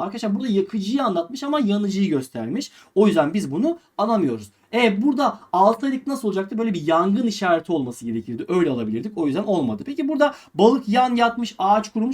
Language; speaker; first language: Turkish; native; Turkish